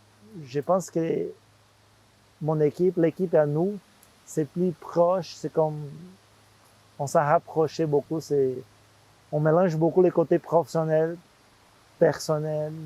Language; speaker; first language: French; non-native, fluent; Portuguese